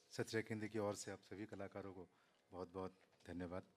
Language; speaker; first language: Hindi; non-native, local second language; Assamese